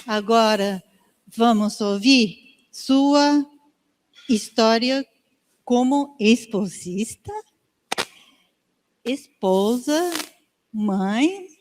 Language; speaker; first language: Portuguese; non-native, learner; Japanese